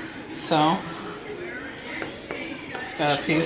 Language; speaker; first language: English; native; English